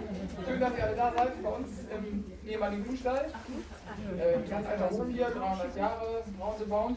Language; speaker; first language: German; native; German